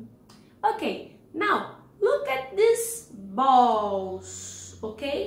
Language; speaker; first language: English; non-native, learner; Portuguese